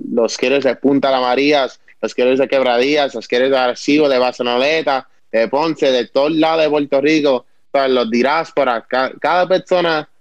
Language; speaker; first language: Spanish; early bilingual, heritage; Spanish